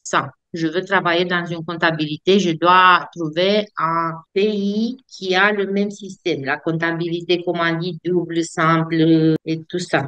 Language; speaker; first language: French; non-native, fluent; Romanian